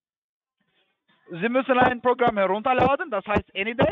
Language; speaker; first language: German; non-native, fluent; Albanian